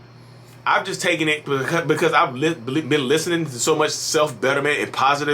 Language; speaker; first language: English; native; English